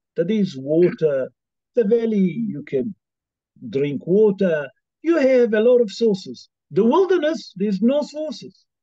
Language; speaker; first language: English; non-native, fluent; Hebrew